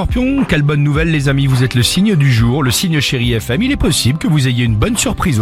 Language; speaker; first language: French; native; French